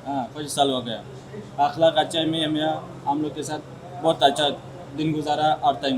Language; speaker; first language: Hindi; non-native, learner; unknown